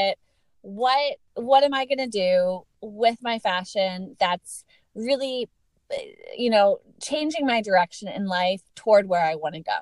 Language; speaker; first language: English; native; English